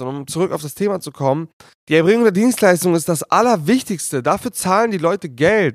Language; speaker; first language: German; native; German